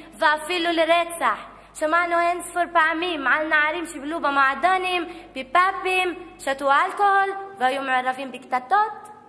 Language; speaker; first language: Hebrew; non-native, local second language; Arabic